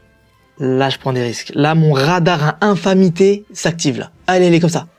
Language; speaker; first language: French; native; French